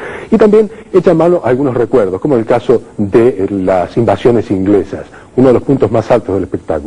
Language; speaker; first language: Spanish; native; Spanish